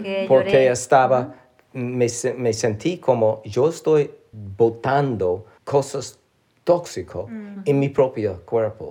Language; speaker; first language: Spanish; non-native, fluent; English